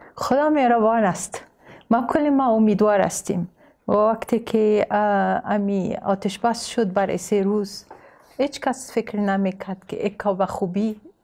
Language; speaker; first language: Persian; non-native, learner; Arabic